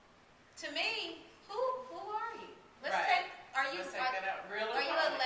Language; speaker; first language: English; native; English